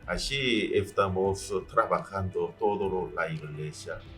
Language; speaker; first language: Spanish; non-native, learner; Korean